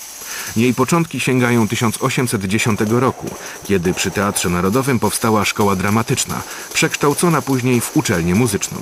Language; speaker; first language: Polish; native; Polish